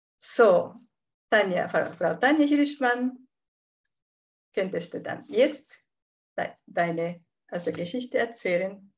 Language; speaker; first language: German; non-native, fluent; Japanese